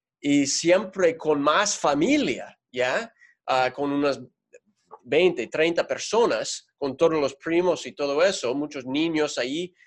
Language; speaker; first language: Spanish; non-native, fluent; English